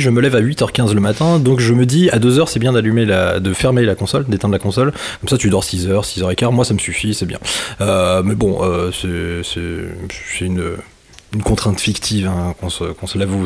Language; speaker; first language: French; native; French